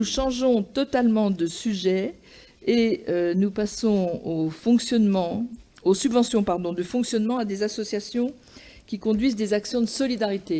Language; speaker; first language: French; native; French